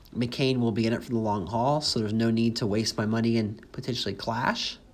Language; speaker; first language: English; native; English